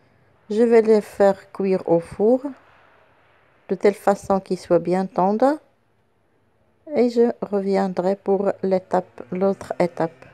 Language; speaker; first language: French; non-native, local second language; Arabic